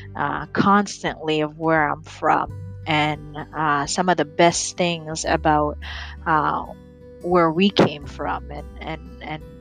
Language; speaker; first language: English; early bilingual, other home language; Rundi